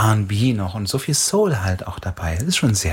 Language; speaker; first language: German; native; German